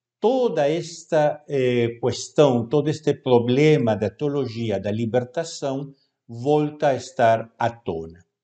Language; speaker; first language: Portuguese; non-native, fluent; Spanish